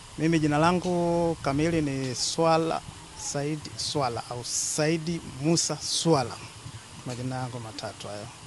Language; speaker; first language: Swahili; native; Swahili